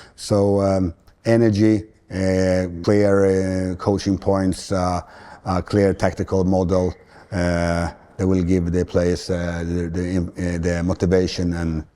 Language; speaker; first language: English; non-native, fluent; Swedish